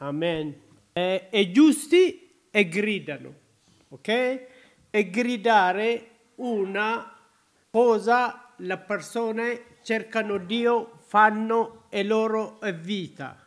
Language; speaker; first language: Italian; non-native, learner; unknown